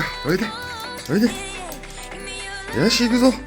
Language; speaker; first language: Japanese; native; Japanese